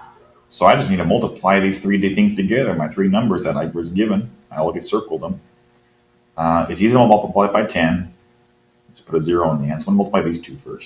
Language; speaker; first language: English; native; English